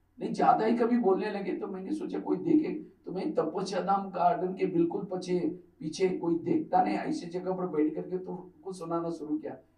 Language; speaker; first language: Hindi; non-native, local second language; Marathi